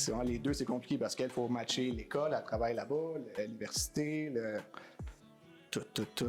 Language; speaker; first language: French; native; French